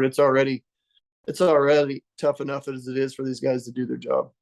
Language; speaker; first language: English; native; English